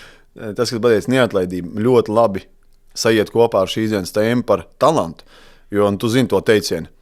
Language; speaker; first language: Latvian; native; Latvian